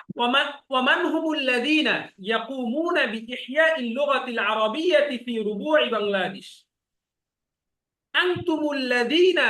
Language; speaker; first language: Arabic; non-native, fluent; Bangla